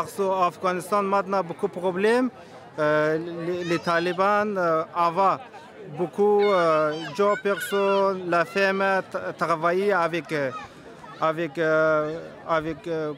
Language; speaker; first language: French; non-native, learner; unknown